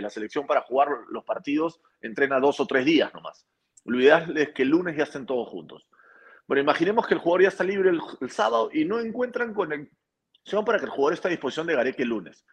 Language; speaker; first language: Spanish; native; Spanish